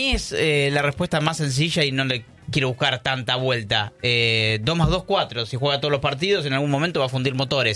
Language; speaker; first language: Spanish; native; Spanish